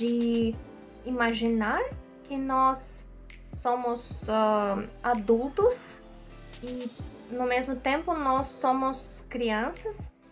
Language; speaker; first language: Portuguese; non-native, learner; Russian